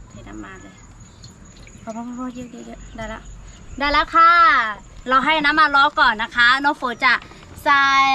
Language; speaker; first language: Thai; non-native, local second language; Lahu